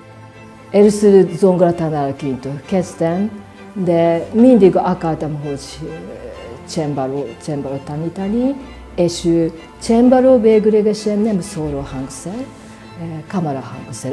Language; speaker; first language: Hungarian; non-native, learner; Japanese